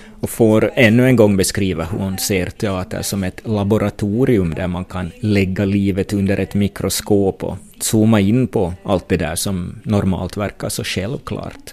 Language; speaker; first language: Swedish; native; Swedish